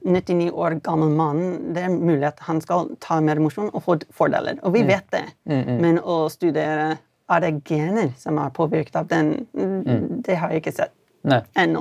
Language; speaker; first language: Swedish; non-native, fluent; English